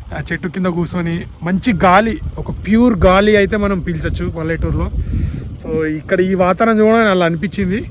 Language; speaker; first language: Telugu; native; Telugu